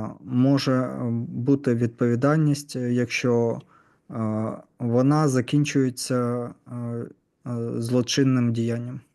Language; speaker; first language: Ukrainian; non-native, learner; Russian